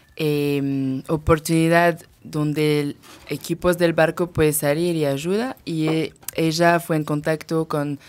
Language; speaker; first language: Spanish; non-native, fluent; French